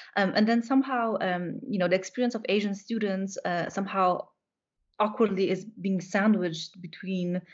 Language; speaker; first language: English; non-native, fluent; Polish